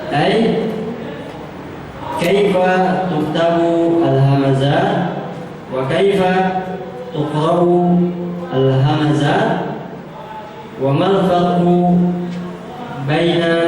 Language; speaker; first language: Arabic; non-native, fluent; Indonesian